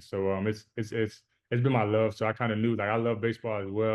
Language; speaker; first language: English; native; English